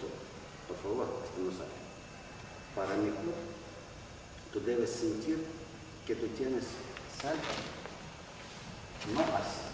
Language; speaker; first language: Spanish; non-native, learner; Russian